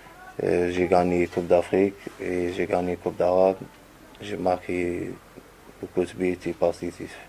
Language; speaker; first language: French; non-native, learner; Arabic